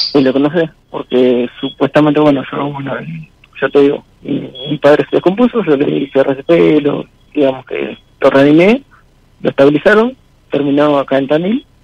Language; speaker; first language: Spanish; native; Spanish